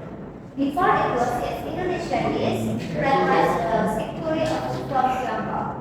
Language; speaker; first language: English; non-native, learner; Indonesian